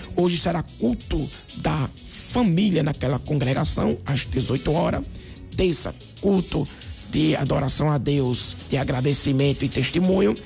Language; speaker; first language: Portuguese; native; Portuguese